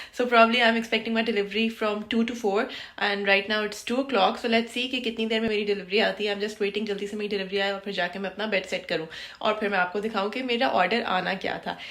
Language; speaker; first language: Urdu; native; Urdu